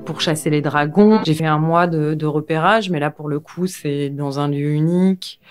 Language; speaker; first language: French; native; French